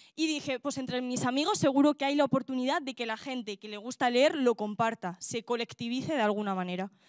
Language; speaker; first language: Spanish; native; Spanish